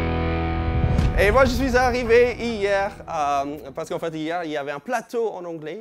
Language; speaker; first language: French; non-native, fluent; English